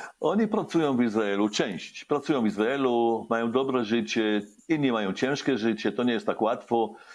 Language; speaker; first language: Polish; early bilingual, heritage; Hebrew